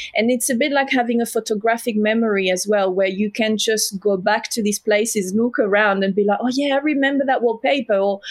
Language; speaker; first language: English; non-native, fluent; French